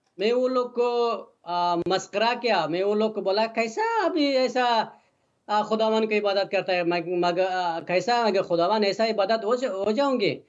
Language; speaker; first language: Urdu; non-native, learner; Persian